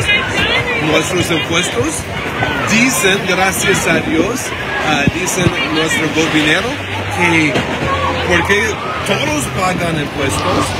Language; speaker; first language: Spanish; non-native, learner; English